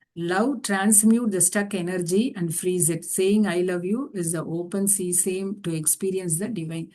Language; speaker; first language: English; non-native, local second language; Tamil